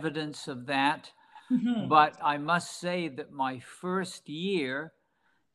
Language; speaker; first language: English; native; English